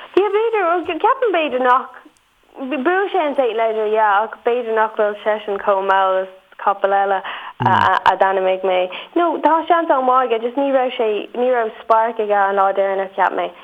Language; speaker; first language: Irish; non-native, local second language; English